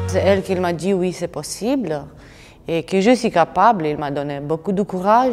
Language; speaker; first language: French; non-native, learner; Romanian